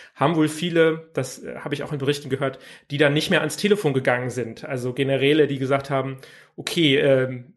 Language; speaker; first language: German; native; German